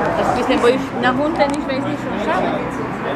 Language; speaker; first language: German; non-native, learner; Polish